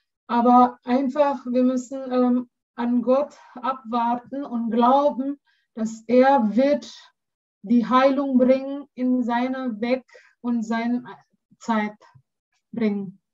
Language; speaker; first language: German; non-native, learner; Indonesian